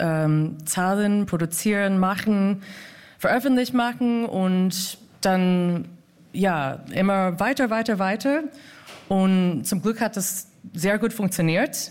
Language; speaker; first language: German; non-native, fluent; English